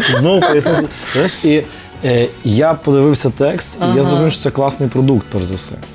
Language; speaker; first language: Ukrainian; native; Ukrainian